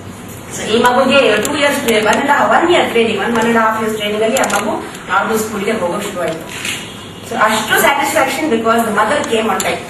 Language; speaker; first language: Kannada; non-native, local second language; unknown